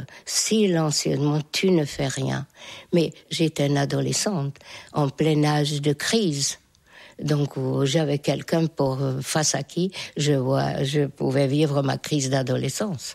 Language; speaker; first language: French; non-native, fluent; Hungarian